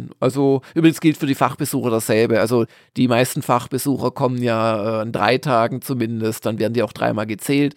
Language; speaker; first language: German; native; German